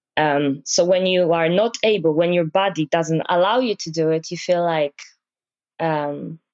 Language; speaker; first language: English; non-native, fluent; Polish